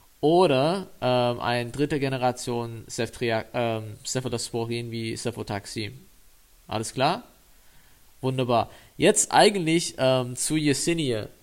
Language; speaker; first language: German; non-native, fluent; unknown